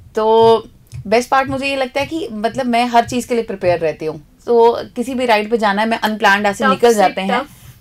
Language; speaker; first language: Hindi; native; Hindi